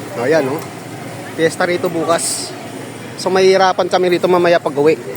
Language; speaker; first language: Filipino; native; Filipino